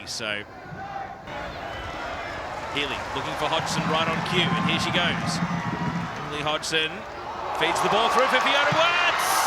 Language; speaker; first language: English; native; English